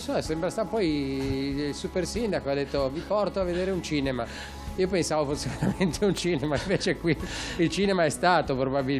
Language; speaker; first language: Italian; native; Italian